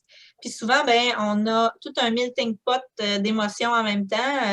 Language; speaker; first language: French; native; French